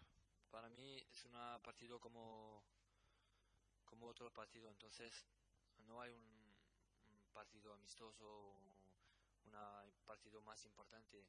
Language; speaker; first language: Spanish; non-native, learner; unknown